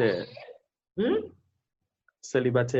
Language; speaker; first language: French; non-native, learner; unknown